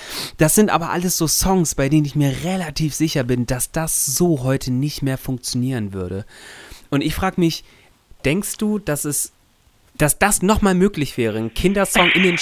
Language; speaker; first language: German; native; German